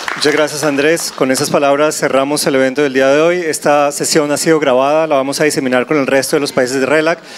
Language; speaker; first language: Spanish; native; Spanish